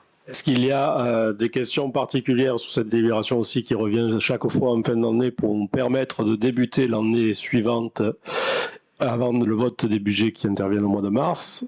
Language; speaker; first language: French; native; French